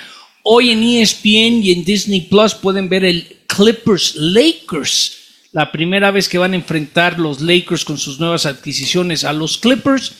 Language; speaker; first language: Spanish; native; Spanish